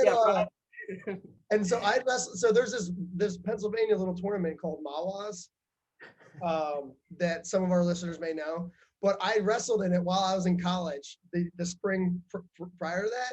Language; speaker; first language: English; native; English